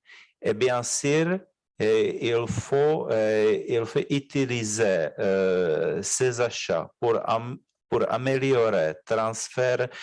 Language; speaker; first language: French; non-native, fluent; Czech